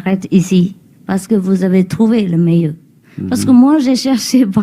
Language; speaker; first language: French; non-native, fluent; Vietnamese